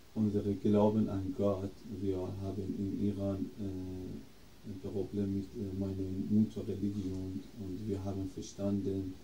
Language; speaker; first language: German; non-native, fluent; Persian